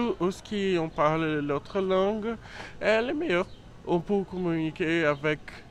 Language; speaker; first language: French; non-native, learner; Portuguese